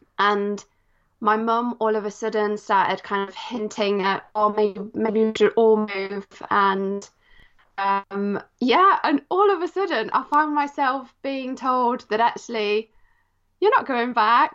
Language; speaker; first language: English; early bilingual, other home language; Polish